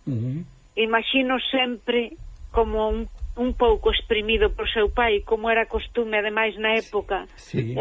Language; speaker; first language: Galician; native; Galician